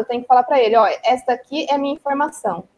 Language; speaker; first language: Portuguese; native; Portuguese